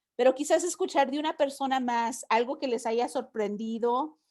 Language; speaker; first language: Spanish; early bilingual, heritage; Spanish